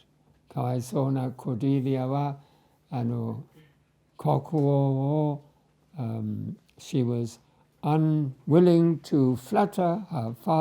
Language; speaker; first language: Japanese; non-native, fluent; English